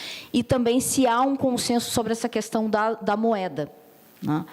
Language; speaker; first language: Portuguese; native; Portuguese